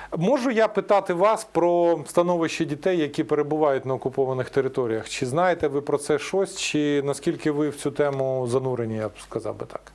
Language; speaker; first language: Ukrainian; native; Ukrainian